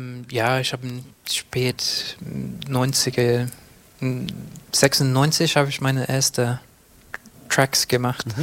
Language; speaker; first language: German; non-native, fluent; English